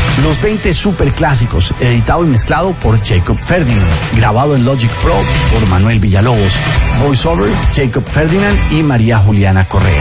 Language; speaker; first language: Spanish; native; Spanish